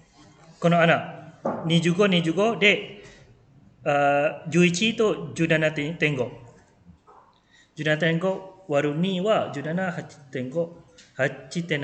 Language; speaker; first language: Japanese; non-native, fluent; Malay